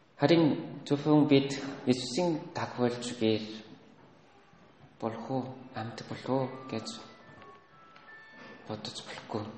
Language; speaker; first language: Mongolian; non-native, fluent; Korean